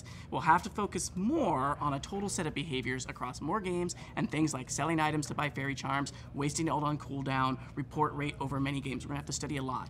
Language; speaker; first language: English; native; English